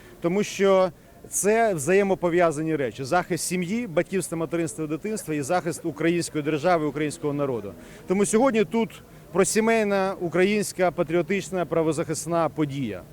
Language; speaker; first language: Ukrainian; native; Ukrainian